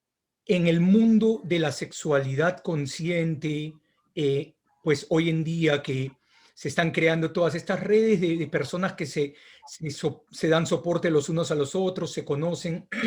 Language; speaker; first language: Spanish; native; Spanish